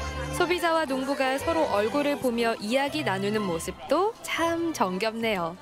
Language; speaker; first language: Korean; native; Korean